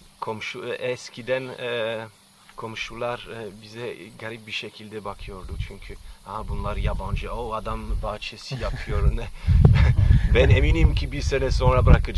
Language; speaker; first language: Turkish; non-native, fluent; French